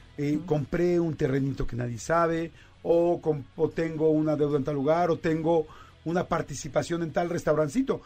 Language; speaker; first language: Spanish; native; Spanish